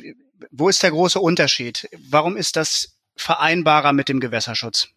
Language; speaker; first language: German; native; German